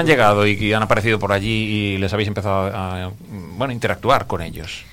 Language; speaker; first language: Spanish; native; Spanish